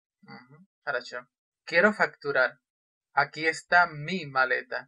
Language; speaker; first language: Spanish; non-native, fluent; Russian